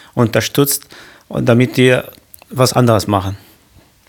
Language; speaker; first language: German; non-native, learner; Kurdish